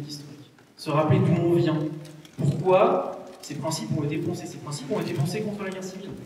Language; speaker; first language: French; native; French